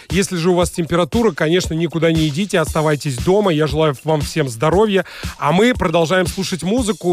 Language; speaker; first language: Russian; native; Russian